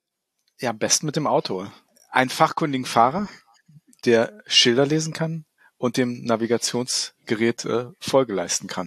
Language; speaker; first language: German; native; German